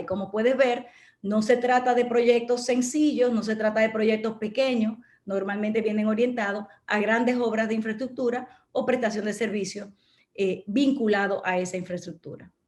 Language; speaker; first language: Spanish; native; Spanish